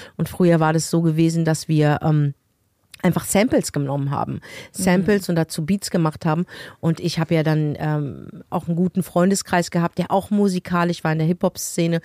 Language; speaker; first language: German; early bilingual, other home language; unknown